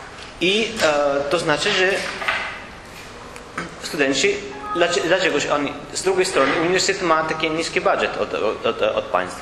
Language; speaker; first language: Polish; non-native, learner; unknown